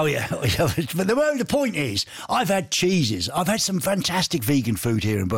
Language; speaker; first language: English; native; English